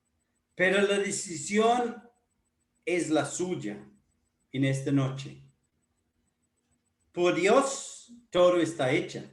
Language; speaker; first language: Spanish; non-native, fluent; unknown